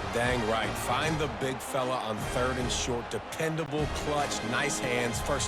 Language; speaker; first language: English; native; English